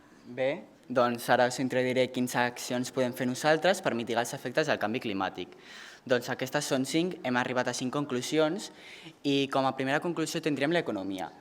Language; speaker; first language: Catalan; native; Catalan